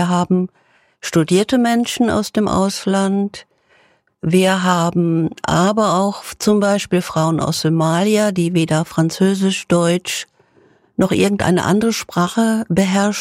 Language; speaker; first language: German; native; German